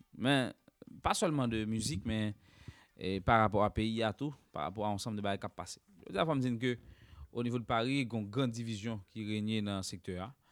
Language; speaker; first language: French; non-native, local second language; Haitian Creole